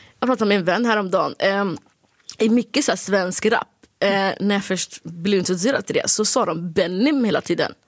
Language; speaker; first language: Swedish; early bilingual, other home language; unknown